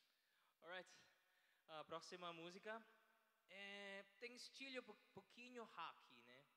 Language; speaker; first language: Portuguese; non-native, learner; Filipino